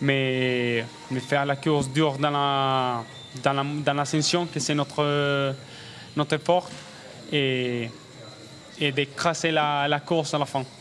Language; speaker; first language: French; non-native, learner; Spanish